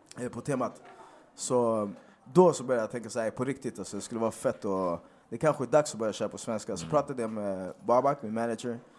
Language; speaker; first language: Swedish; native; Swedish